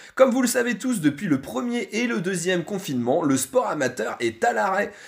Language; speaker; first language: French; native; French